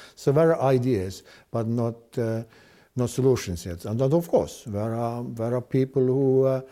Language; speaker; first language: English; non-native, fluent; Estonian